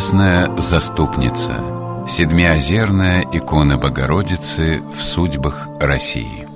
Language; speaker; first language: Russian; native; Russian